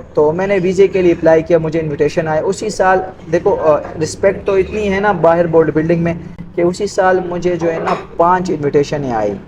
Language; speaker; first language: Urdu; non-native, local second language; Pashto